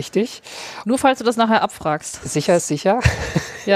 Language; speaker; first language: German; native; German